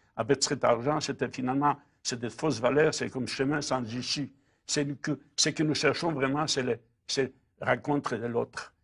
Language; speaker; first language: French; non-native, fluent; Polish